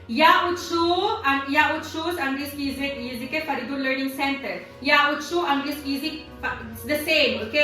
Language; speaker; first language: Russian; non-native, learner; Tajik